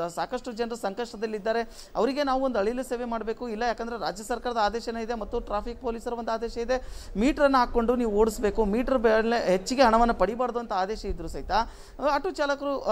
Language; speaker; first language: Kannada; native; Kannada